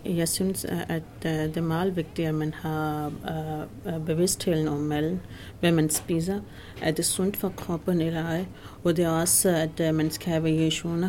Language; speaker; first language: Danish; non-native, fluent; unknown